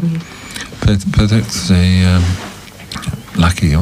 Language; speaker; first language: French; non-native, learner; English